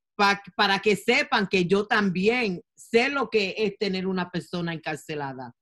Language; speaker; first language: Spanish; early bilingual, heritage; Spanish